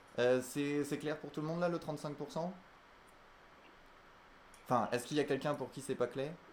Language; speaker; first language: French; native; French